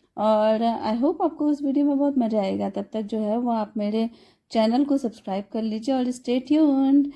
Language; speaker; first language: Hindi; native; Hindi